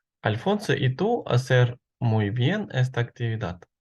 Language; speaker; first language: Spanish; non-native, fluent; Ukrainian